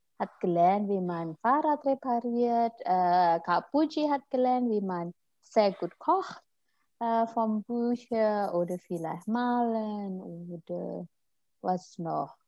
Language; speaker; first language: German; non-native, fluent; Indonesian